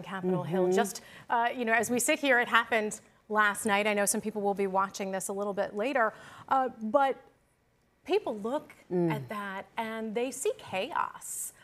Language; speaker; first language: English; native; English